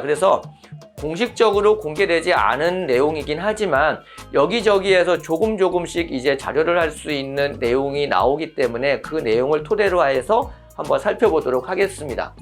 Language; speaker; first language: Korean; native; Korean